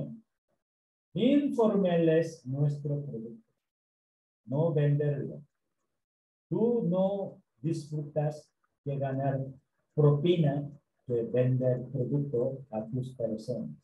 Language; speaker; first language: Spanish; non-native, learner; Korean